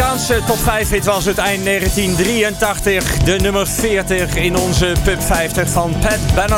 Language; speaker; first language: Dutch; native; Dutch